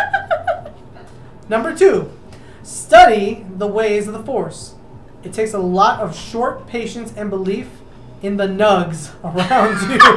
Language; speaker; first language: English; early bilingual, other home language; Spanish